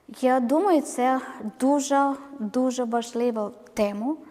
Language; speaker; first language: Ukrainian; non-native, learner; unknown